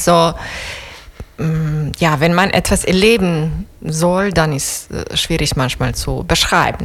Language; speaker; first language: German; non-native, fluent; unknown